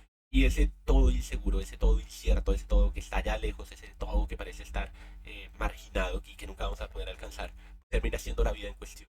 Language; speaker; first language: Spanish; native; Spanish